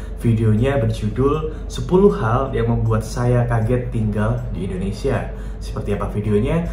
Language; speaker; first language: Indonesian; native; Indonesian